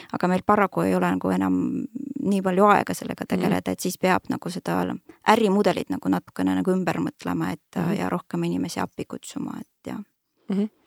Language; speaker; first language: Estonian; non-native, local second language; Russian